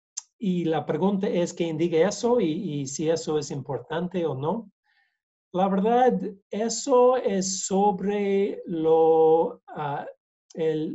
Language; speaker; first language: Spanish; non-native, learner; English